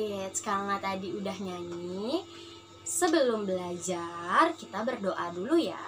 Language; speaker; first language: Indonesian; native; Indonesian